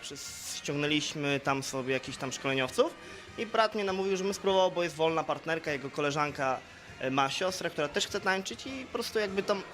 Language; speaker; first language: Polish; native; Polish